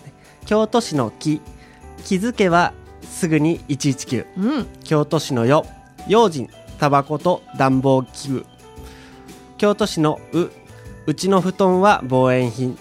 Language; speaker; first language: Japanese; native; Japanese